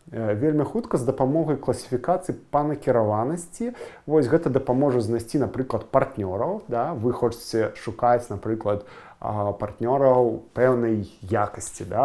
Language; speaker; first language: Belarusian; native; Belarusian